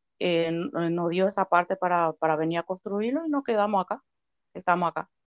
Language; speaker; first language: Spanish; native; Spanish